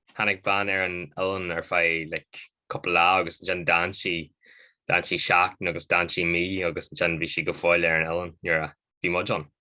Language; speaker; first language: Irish; native; Irish